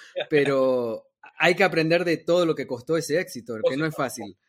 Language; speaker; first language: Spanish; native; Spanish